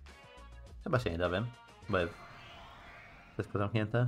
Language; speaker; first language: Polish; native; Polish